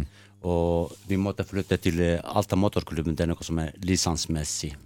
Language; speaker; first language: Norwegian; non-native, fluent; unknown